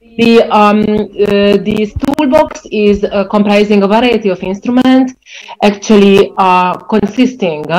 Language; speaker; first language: English; non-native, fluent; Ukrainian